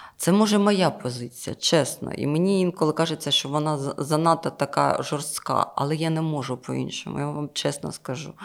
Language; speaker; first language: Ukrainian; non-native, local second language; Russian